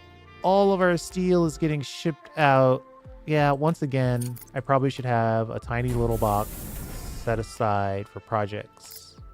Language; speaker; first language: English; native; English